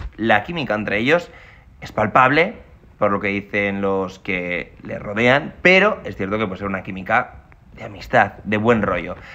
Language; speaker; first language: Spanish; native; Spanish